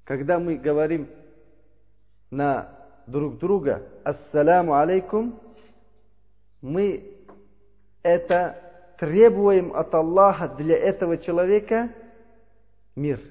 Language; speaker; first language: Russian; non-native, learner; Uzbek